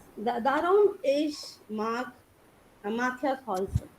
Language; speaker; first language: German; non-native, learner; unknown